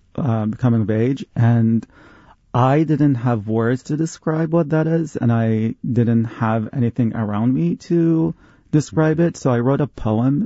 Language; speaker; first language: English; non-native, fluent; Arabic